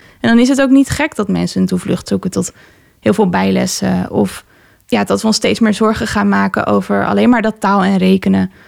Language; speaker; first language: Dutch; native; Dutch